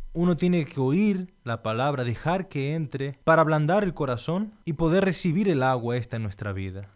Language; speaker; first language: Spanish; non-native, fluent; Portuguese